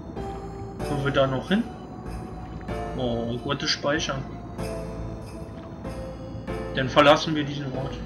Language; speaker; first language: German; native; German